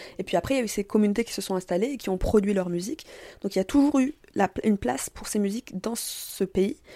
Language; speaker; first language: French; native; French